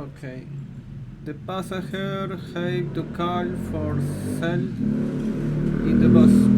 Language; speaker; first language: English; non-native, learner; Spanish